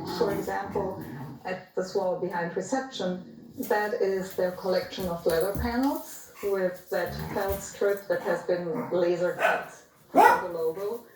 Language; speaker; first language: English; non-native, fluent; Italian